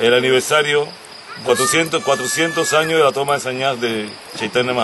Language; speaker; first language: Spanish; native; Spanish